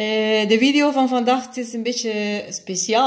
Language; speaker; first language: Dutch; non-native, fluent; Spanish